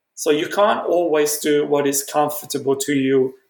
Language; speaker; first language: English; non-native, fluent; Italian